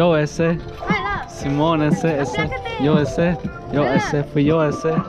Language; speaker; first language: Spanish; early bilingual, heritage; Spanish